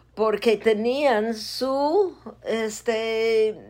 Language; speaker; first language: Spanish; non-native, fluent; English